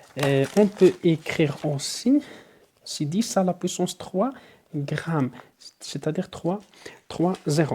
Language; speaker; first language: French; non-native, local second language; Arabic